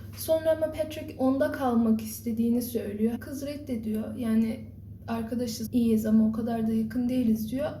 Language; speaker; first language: Turkish; early bilingual, heritage; Turkish